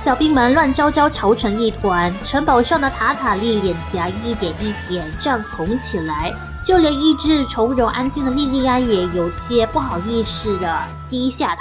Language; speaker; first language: Chinese; native; Chinese